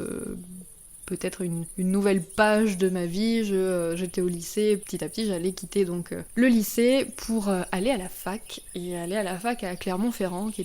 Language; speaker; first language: French; native; French